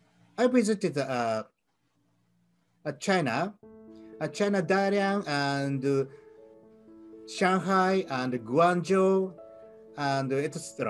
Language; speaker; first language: English; non-native, learner; Japanese